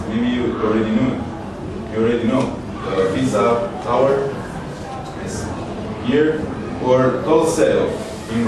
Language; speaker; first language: English; non-native, learner; Italian